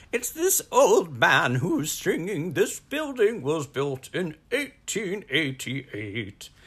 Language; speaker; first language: English; native; English